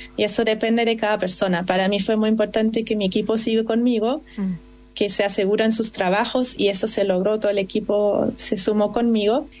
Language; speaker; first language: Spanish; non-native, fluent; German